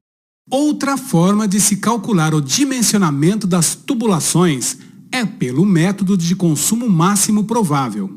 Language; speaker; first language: Portuguese; native; Portuguese